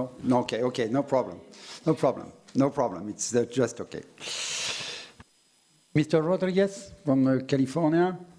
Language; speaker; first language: English; non-native, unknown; French